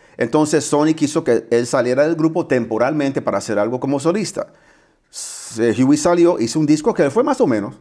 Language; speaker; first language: Spanish; early bilingual, heritage; Spanish